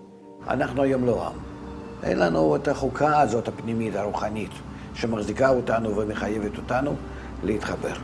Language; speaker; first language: Hebrew; non-native, fluent; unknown